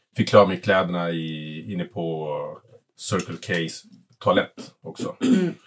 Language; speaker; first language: Swedish; early bilingual, other home language; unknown